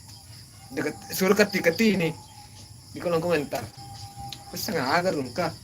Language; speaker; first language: Indonesian; native; Indonesian